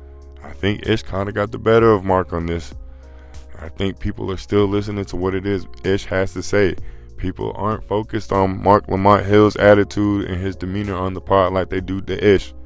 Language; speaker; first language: English; native; English